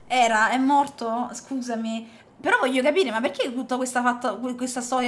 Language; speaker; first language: Italian; native; Italian